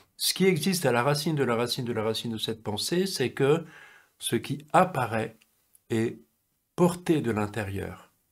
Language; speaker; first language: French; native; French